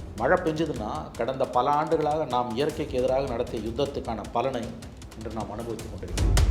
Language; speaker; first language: Tamil; native; Tamil